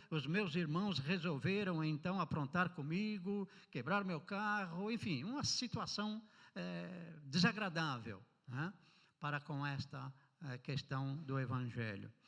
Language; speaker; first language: Portuguese; native; Portuguese